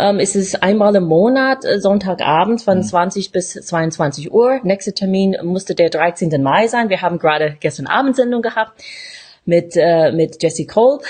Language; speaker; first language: German; non-native, fluent; English